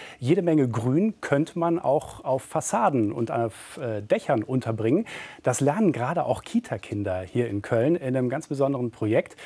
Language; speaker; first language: German; native; German